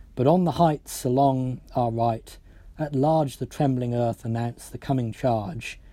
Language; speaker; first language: English; native; English